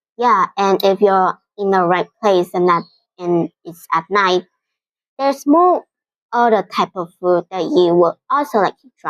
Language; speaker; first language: English; non-native, fluent; Vietnamese